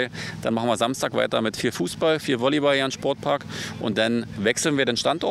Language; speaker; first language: German; native; German